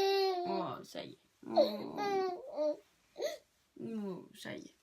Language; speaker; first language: French; native; French